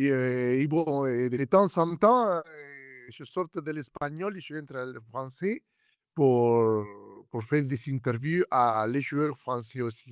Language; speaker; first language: French; non-native, learner; Spanish